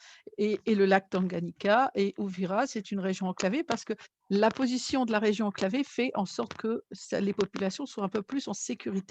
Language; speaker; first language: French; native; French